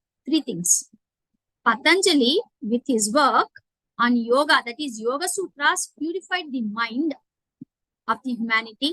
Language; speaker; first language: English; non-native, local second language; Telugu